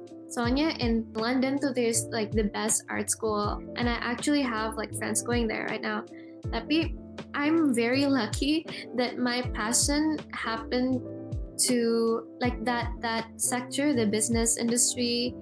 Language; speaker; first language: English; early bilingual, other home language; Indonesian